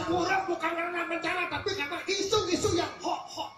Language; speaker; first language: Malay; non-native, local second language; Balinese